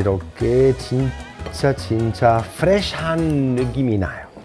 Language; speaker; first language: Korean; non-native, fluent; Italian